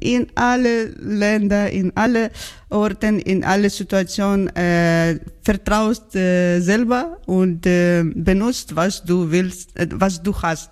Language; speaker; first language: German; non-native, learner; Georgian